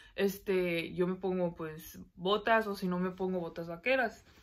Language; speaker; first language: Spanish; early bilingual, heritage; Spanish